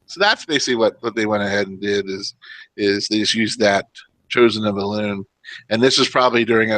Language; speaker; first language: English; native; English